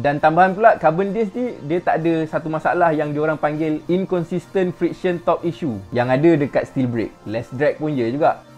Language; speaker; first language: Malay; native; Malay